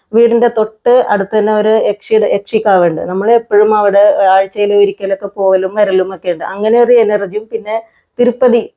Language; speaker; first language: Malayalam; non-native, local second language; Konkani